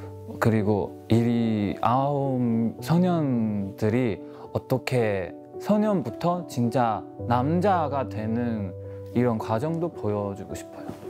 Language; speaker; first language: Korean; non-native, learner; Chinese